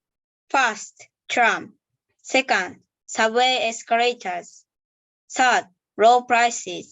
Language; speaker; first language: English; non-native, learner; Japanese